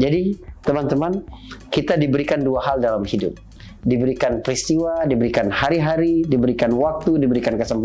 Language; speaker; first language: Indonesian; native; Indonesian